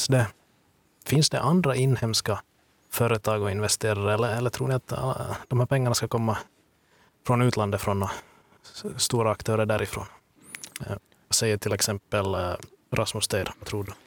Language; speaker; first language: Swedish; native; Swedish